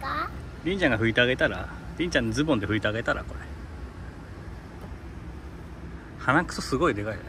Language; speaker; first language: Japanese; native; Japanese